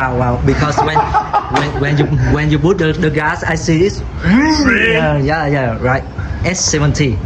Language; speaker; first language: English; non-native, learner; Vietnamese